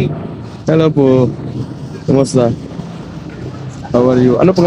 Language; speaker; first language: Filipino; non-native, learner; Urdu